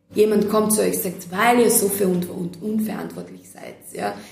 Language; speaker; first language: German; non-native, fluent; Serbian